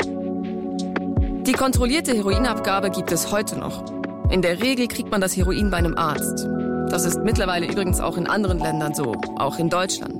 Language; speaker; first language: German; native; German